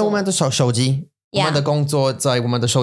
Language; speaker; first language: Chinese; non-native, learner; English